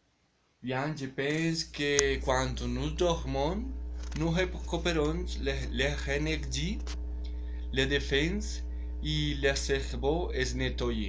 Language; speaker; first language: French; non-native, learner; Spanish